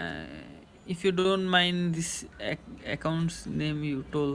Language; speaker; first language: English; non-native, learner; Bangla